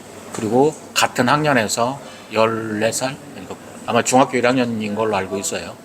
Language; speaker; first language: Korean; native; Korean